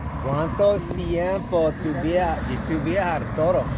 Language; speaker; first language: Spanish; non-native, learner; English